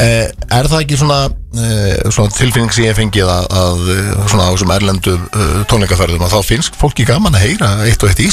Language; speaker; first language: Icelandic; native; Icelandic